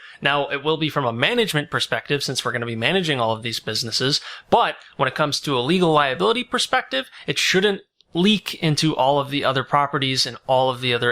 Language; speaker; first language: English; native; English